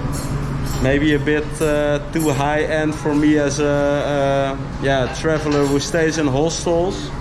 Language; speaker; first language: English; non-native, fluent; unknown